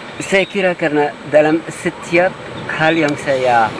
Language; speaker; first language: Indonesian; non-native, fluent; French